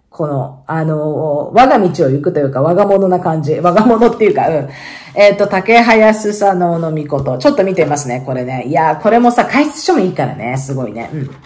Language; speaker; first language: Japanese; native; Japanese